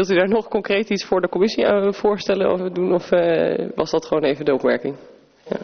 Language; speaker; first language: Dutch; native; Dutch